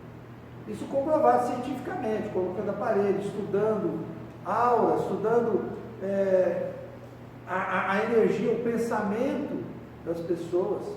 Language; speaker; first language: Portuguese; native; Portuguese